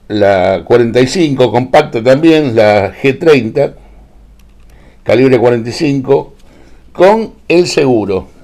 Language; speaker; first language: Spanish; native; Spanish